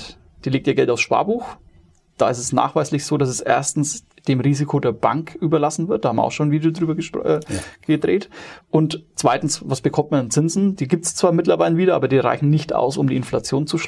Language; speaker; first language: German; native; German